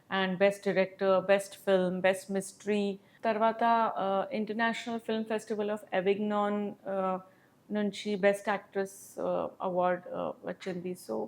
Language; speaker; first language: Telugu; non-native, learner; Hindi